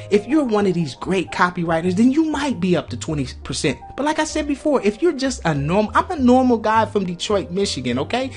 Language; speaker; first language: English; native; English